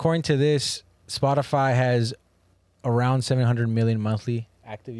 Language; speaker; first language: English; native; English